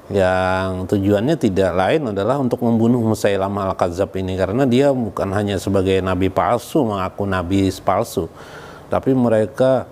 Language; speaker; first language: Indonesian; native; Indonesian